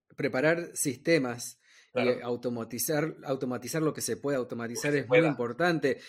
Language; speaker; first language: Spanish; native; Spanish